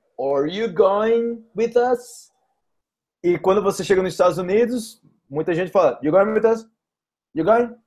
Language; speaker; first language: Portuguese; native; Portuguese